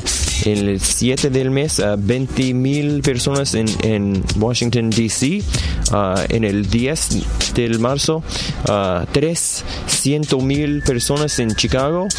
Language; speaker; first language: Spanish; non-native, learner; English